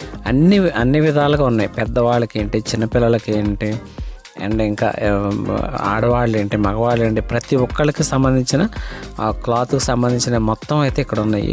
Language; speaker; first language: Telugu; native; Telugu